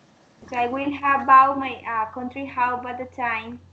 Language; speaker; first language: English; non-native, learner; Spanish